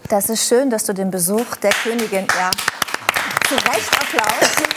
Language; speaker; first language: German; native; German